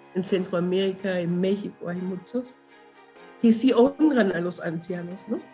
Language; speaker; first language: Spanish; non-native, fluent; German